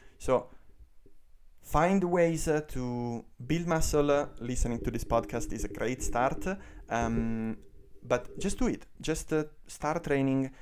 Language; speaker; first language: English; non-native, fluent; Italian